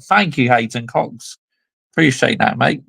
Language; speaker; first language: English; native; English